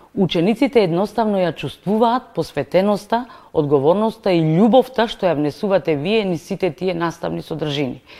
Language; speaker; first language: Macedonian; native; Macedonian